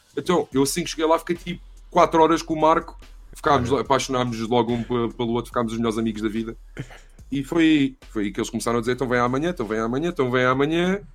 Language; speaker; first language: Portuguese; native; Portuguese